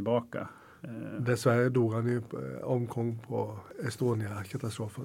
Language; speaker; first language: Swedish; native; Swedish